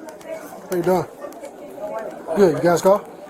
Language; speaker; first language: English; native; English